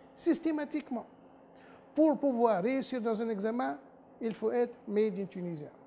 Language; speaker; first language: French; non-native, local second language; Arabic